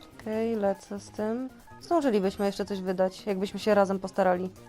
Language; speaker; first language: Polish; native; Polish